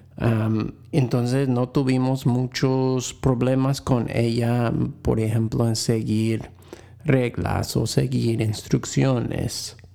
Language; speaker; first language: Spanish; non-native, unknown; English